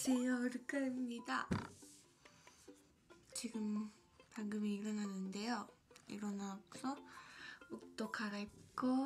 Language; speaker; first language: Korean; non-native, fluent; Japanese